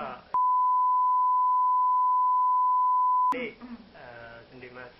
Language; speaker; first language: Japanese; non-native, learner; Indonesian